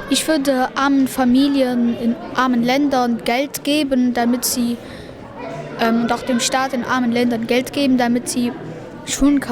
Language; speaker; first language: German; non-native, local second language; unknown